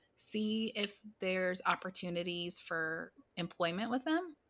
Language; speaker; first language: English; native; English